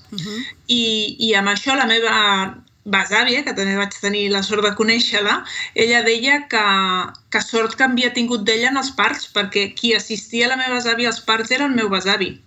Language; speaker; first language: Catalan; native; Catalan